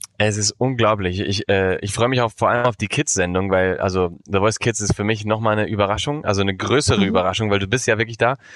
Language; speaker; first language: German; early bilingual, heritage; German